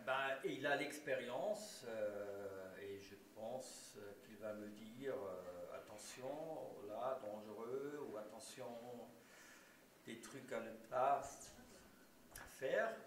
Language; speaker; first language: French; non-native, local second language; German